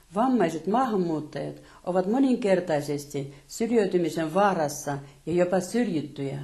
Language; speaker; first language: Finnish; non-native, fluent; Russian